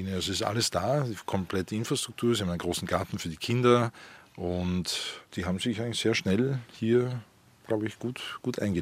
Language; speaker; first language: German; native; German